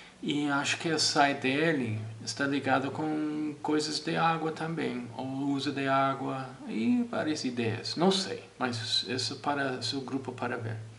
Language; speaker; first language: Portuguese; non-native, fluent; English